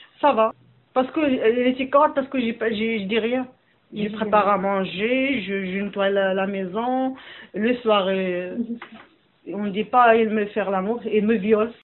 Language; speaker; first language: French; non-native, learner; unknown